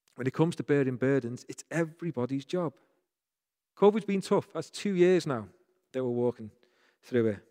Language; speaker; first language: English; native; English